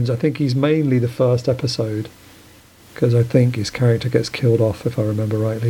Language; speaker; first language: English; native; English